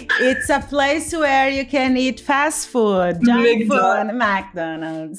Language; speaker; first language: English; non-native, fluent; Portuguese